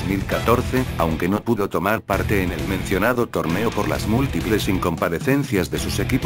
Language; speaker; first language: Spanish; native; Spanish